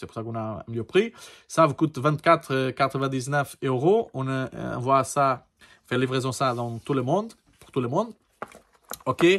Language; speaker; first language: French; non-native, learner; Portuguese